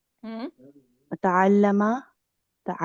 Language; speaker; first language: Arabic; non-native, learner; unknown